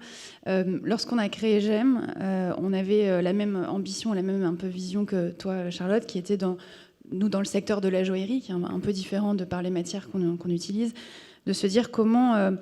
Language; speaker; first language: French; native; French